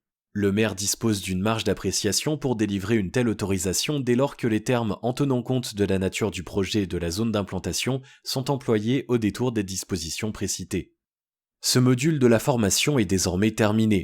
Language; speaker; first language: French; native; French